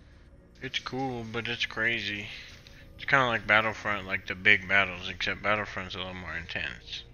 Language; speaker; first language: English; native; English